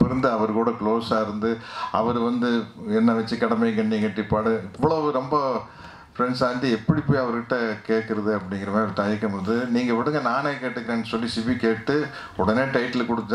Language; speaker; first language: Tamil; native; Tamil